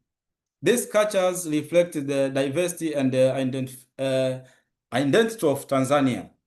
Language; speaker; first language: English; non-native, local second language; Swahili